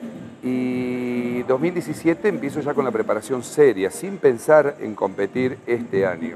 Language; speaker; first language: Spanish; native; Spanish